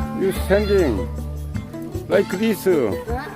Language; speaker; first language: English; non-native, learner; Korean